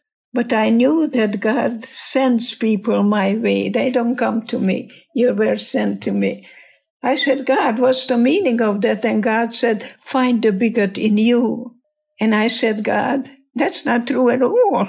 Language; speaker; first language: English; non-native, fluent; Hungarian